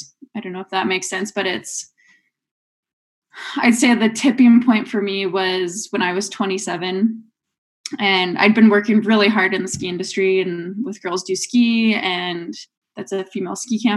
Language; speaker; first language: English; native; English